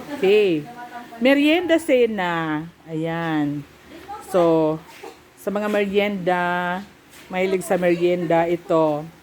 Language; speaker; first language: Filipino; non-native, local second language; Bikol